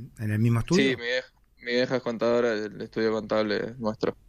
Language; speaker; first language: Spanish; native; Spanish